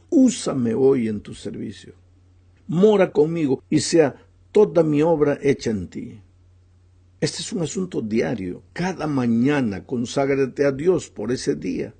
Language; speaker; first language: Spanish; native; Spanish